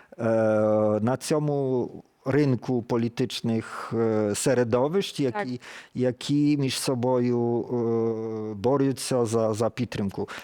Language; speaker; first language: Ukrainian; early bilingual, heritage; Ukrainian